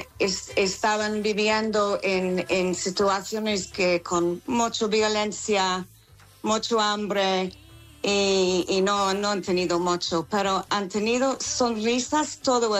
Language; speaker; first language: Spanish; non-native, learner; English